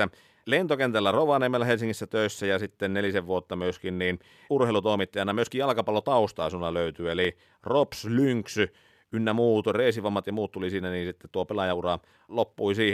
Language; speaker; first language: Finnish; native; Finnish